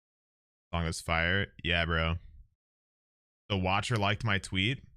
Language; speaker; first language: English; native; English